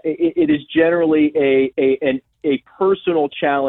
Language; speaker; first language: English; native; English